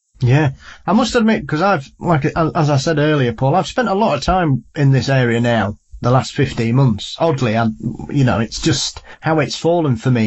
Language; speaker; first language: English; native; English